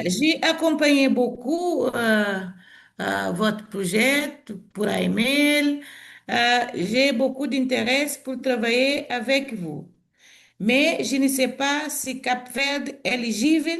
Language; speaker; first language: French; non-native, learner; Portuguese